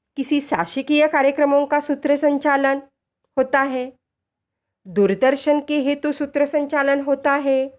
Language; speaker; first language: Hindi; non-native, local second language; Marathi